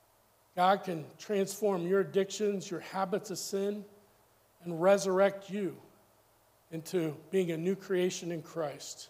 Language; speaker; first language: English; native; English